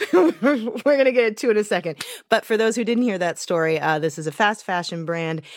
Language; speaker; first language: English; native; English